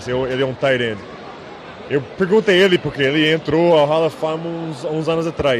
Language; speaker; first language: Portuguese; non-native, fluent; English